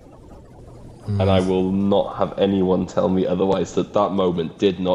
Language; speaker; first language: English; native; English